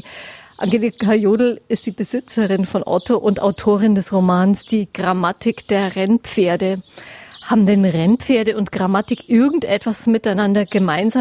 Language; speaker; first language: German; native; German